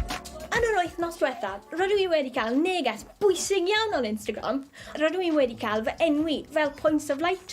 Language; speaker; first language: Welsh; non-native, learner; English